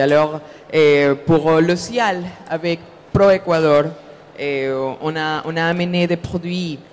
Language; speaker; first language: French; non-native, fluent; Spanish